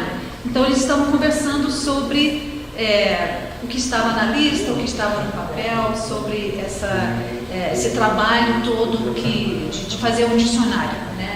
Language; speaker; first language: Portuguese; non-native, fluent; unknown